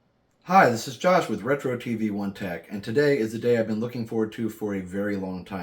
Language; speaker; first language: English; native; English